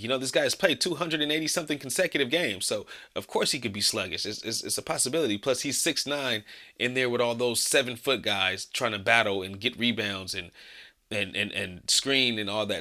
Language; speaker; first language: English; native; English